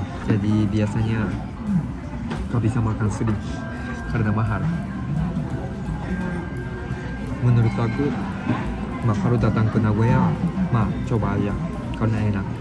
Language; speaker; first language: Indonesian; non-native, fluent; Japanese